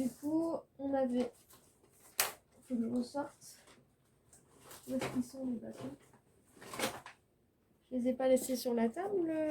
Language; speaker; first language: French; native; French